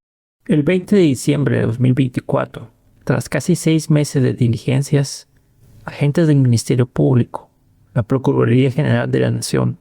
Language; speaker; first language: Spanish; native; Spanish